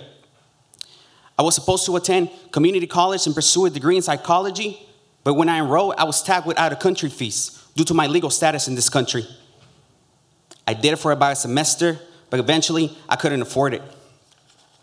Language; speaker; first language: English; early bilingual, other home language; Spanish